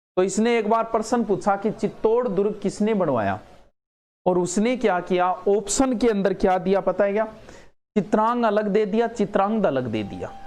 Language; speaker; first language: Hindi; native; Hindi